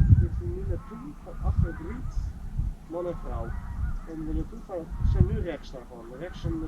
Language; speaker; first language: Dutch; native; Dutch